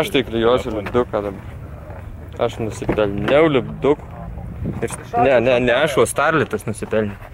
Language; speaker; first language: Lithuanian; native; Lithuanian